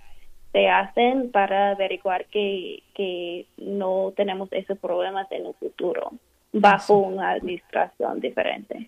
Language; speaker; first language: Spanish; non-native, fluent; English